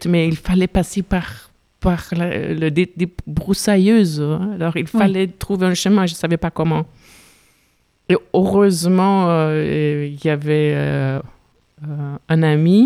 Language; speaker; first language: French; non-native, fluent; German